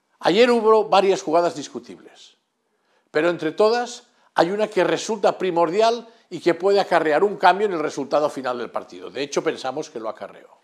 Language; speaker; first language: Spanish; non-native, local second language; Catalan